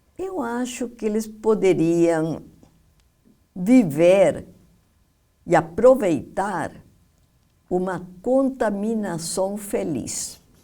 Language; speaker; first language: Portuguese; non-native, fluent; Spanish